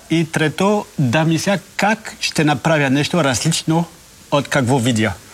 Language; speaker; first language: Bulgarian; non-native, learner; French